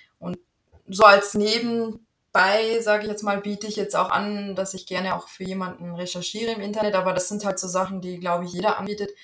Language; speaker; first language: German; native; German